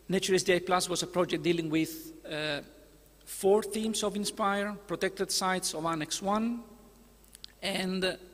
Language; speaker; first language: English; non-native, fluent; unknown